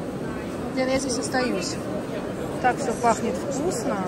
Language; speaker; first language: Russian; native; Russian